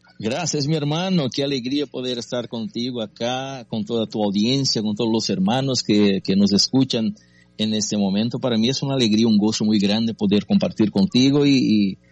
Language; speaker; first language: Spanish; non-native, fluent; Portuguese